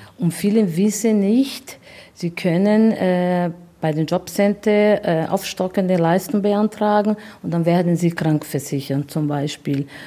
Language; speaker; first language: German; non-native, fluent; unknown